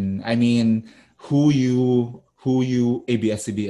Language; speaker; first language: English; non-native, local second language; Cebuano